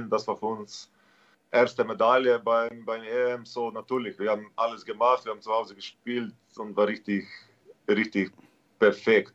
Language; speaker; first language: German; non-native, learner; Slovenian